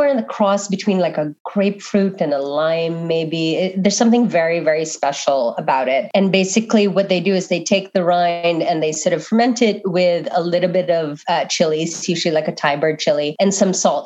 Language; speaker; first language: English; non-native, local second language; Filipino